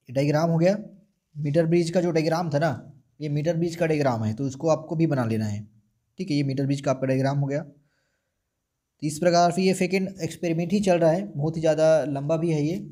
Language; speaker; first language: Hindi; native; Hindi